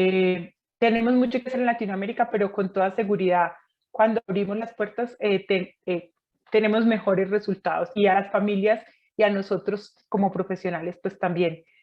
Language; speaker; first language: Spanish; native; Spanish